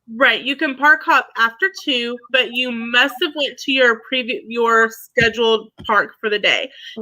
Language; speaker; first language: English; native; English